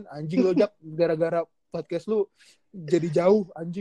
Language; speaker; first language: Indonesian; native; Indonesian